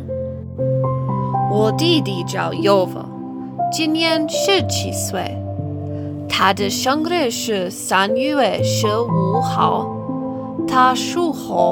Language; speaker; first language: Chinese; non-native, learner; English